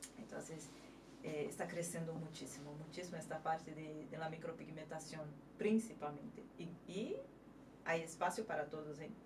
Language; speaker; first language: Spanish; non-native, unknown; Portuguese